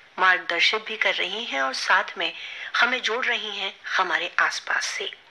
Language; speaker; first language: Hindi; native; Hindi